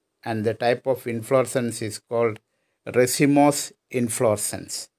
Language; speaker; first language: English; non-native, local second language; Malayalam